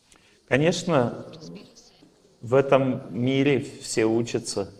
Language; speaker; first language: Russian; native; Russian